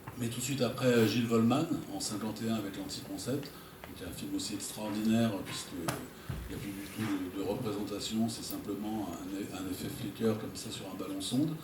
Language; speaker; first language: French; native; French